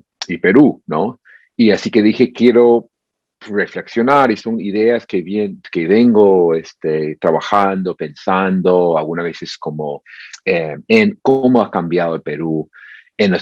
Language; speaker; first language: Spanish; non-native, fluent; English